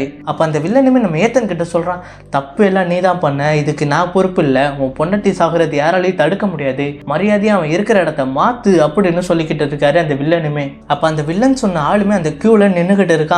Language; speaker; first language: Tamil; native; Tamil